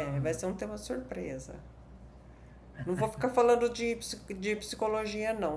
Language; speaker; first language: Portuguese; native; Portuguese